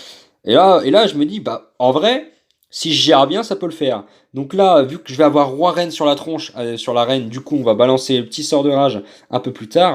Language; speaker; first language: French; native; French